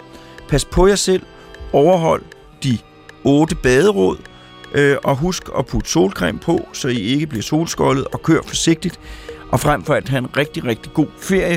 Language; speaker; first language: Danish; native; Danish